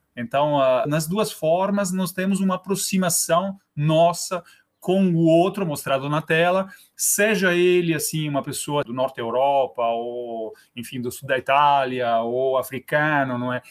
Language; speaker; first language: Portuguese; non-native, fluent; Italian